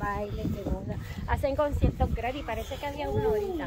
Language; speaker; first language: Spanish; native; Spanish